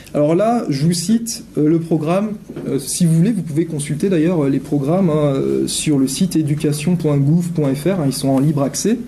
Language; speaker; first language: French; native; French